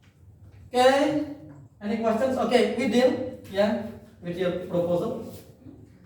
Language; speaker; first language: English; non-native, fluent; Indonesian